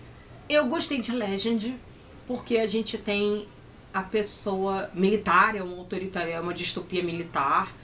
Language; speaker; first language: Portuguese; native; Portuguese